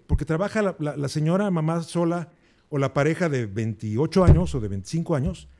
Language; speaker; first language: Spanish; native; Spanish